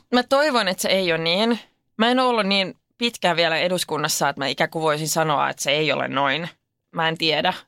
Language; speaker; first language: Finnish; non-native, local second language; Swedish